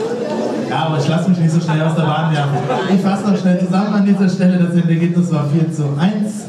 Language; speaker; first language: German; native; German